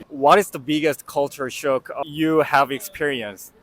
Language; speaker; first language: English; non-native, learner; Korean